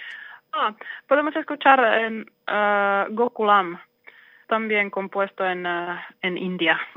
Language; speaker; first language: Spanish; non-native, learner; Finnish